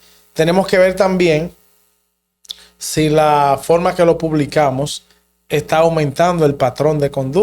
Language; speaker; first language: Spanish; native; Spanish